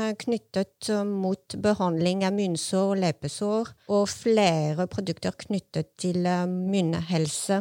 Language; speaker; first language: Norwegian; non-native, fluent; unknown